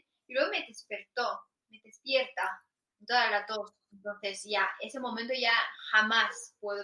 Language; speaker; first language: Spanish; non-native, fluent; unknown